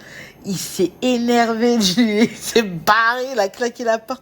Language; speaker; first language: French; native; French